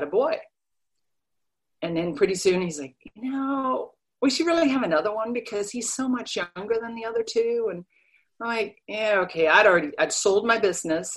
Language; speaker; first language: English; non-native, fluent; Danish